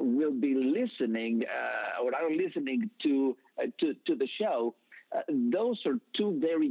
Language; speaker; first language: English; non-native, fluent; Spanish